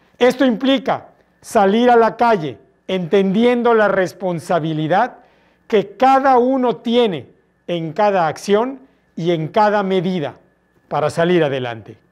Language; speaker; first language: Spanish; native; Spanish